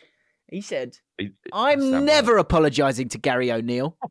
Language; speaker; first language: English; native; English